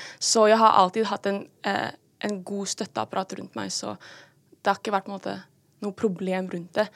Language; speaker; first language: Norwegian; early bilingual, other home language; Filipino